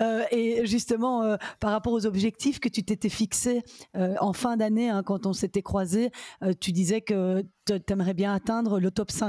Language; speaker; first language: French; native; French